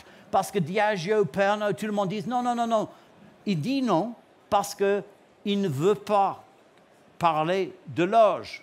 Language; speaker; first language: French; non-native, learner; English